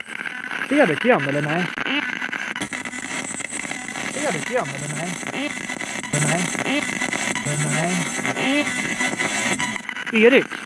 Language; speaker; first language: Swedish; native; Swedish